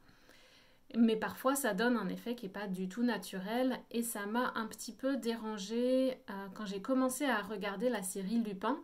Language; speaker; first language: French; native; French